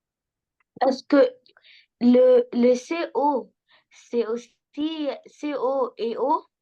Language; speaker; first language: French; non-native, learner; Arabic